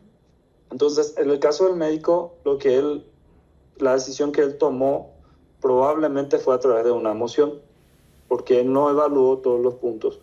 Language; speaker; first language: Spanish; native; Spanish